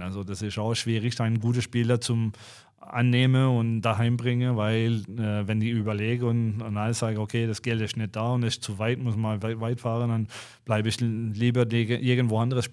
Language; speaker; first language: German; non-native, fluent; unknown